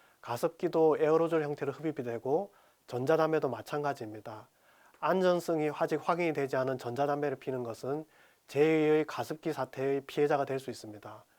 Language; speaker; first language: Korean; native; Korean